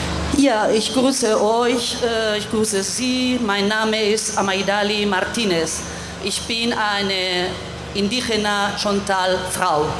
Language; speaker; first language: German; non-native, fluent; Spanish